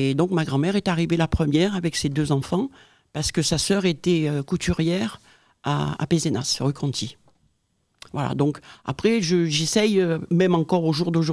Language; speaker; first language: French; native; French